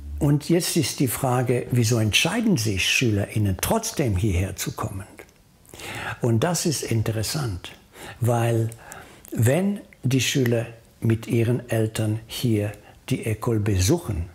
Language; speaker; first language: German; non-native, fluent; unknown